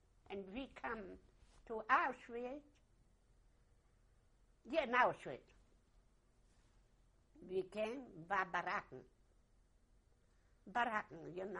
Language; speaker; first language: English; non-native, learner; Yiddish